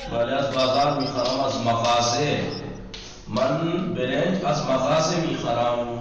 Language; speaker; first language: Persian; non-native, fluent; Urdu